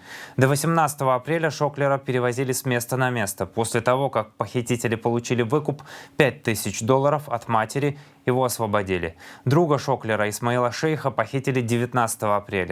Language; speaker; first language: Russian; native; Russian